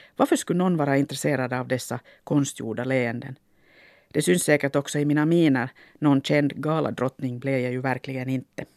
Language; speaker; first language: Swedish; non-native, local second language; Finnish